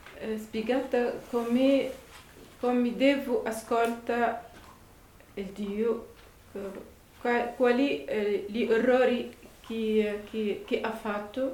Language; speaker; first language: Italian; non-native, learner; Arabic